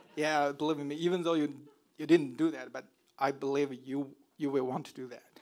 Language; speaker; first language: English; non-native, fluent; Chinese